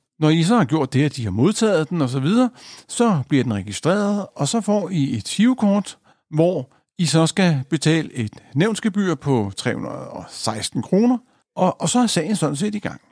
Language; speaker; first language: Danish; native; Danish